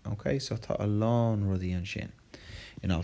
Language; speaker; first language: Irish; non-native, local second language; English